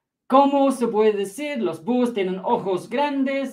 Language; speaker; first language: Spanish; non-native, fluent; English